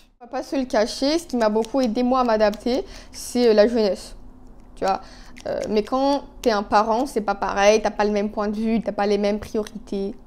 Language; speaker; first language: French; non-native, local second language; Arabic